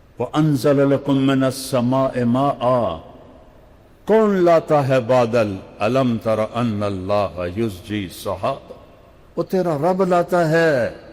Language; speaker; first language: Urdu; non-native, local second language; Punjabi